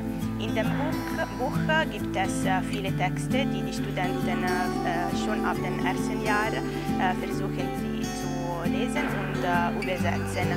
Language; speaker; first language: German; non-native, learner; Italian